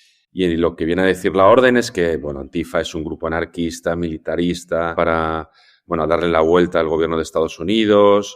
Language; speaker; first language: Spanish; native; Spanish